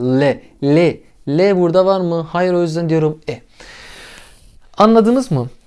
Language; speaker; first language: Turkish; non-native, fluent; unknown